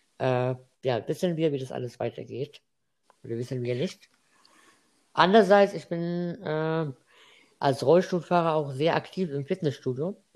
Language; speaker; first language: German; non-native, fluent; Arabic